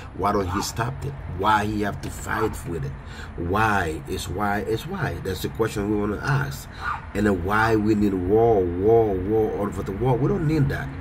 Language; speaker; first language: English; non-native, fluent; Haitian Creole